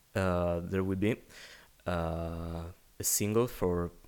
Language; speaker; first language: English; non-native, learner; Italian